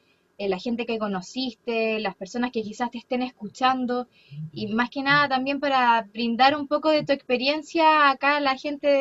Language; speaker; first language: Spanish; native; Spanish